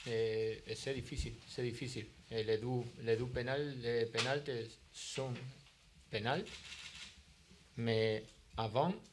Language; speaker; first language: French; non-native, learner; Spanish